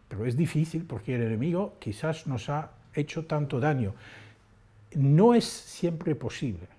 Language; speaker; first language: Spanish; non-native, fluent; Dutch